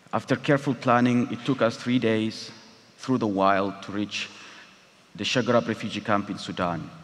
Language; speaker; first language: English; non-native, fluent; Tigrinya